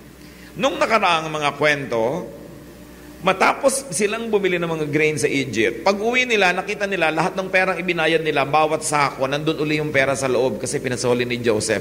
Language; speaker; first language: Filipino; native; Filipino